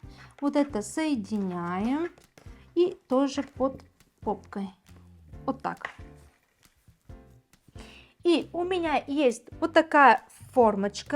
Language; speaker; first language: Russian; non-native, fluent; Bulgarian